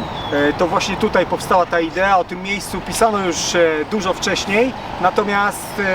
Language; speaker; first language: Polish; native; Polish